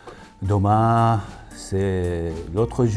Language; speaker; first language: French; non-native, fluent; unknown